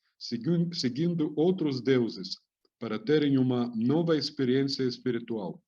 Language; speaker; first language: Portuguese; non-native, fluent; Hebrew